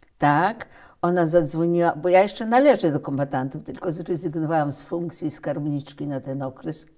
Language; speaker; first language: Polish; early bilingual, heritage; Polish